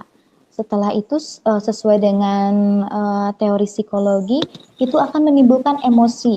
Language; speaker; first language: Indonesian; native; Indonesian